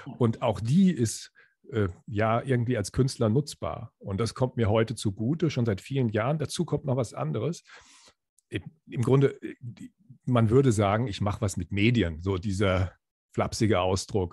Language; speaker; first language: German; native; German